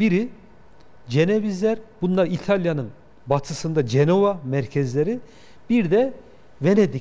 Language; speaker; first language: Turkish; native; Turkish